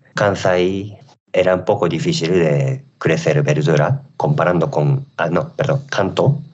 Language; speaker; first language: Spanish; non-native, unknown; Japanese